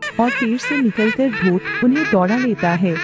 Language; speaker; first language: Hindi; native; Hindi